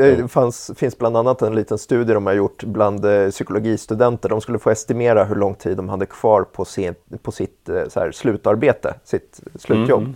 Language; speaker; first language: Swedish; native; Swedish